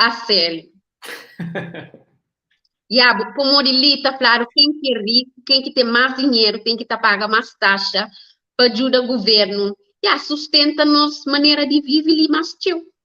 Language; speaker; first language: Portuguese; non-native, learner; Kabuverdianu